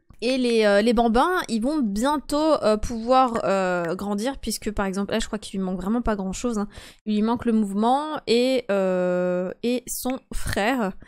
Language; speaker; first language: French; early bilingual, other home language; Polish